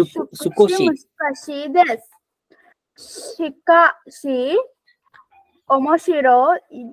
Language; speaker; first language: Japanese; non-native, learner; Sinhala